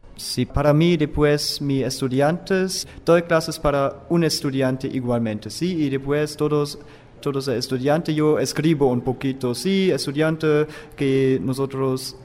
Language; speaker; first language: Spanish; non-native, learner; German